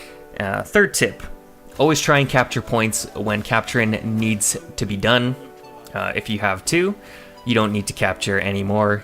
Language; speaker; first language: English; native; English